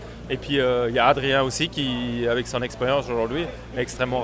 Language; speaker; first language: French; native; French